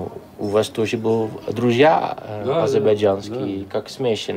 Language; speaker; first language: Russian; non-native, fluent; Dutch